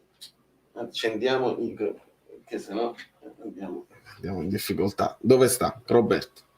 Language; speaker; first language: Italian; native; Italian